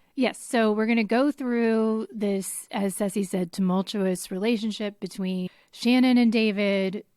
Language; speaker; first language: English; native; English